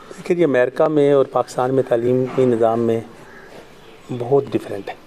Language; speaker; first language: Urdu; non-native, local second language; Punjabi